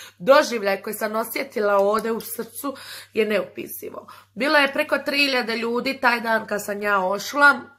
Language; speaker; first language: Croatian; early bilingual, other home language; Portuguese